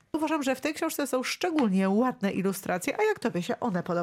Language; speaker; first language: Polish; native; Polish